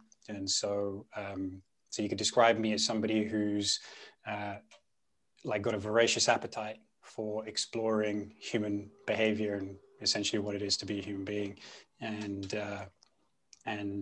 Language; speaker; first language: English; non-native, local second language; Punjabi